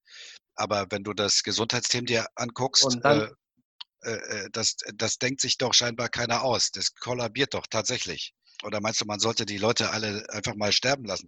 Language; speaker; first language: German; native; German